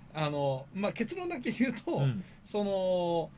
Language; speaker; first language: Japanese; native; Japanese